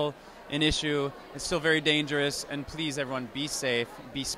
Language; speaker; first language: English; native; English